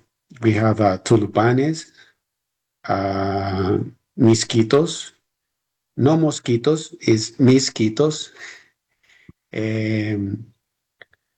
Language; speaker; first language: English; non-native, learner; Spanish